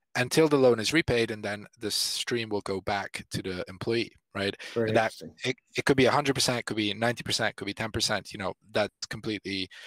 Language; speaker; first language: English; non-native, fluent; Italian